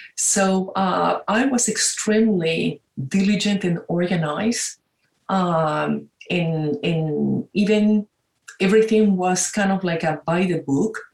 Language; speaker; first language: English; non-native, fluent; Spanish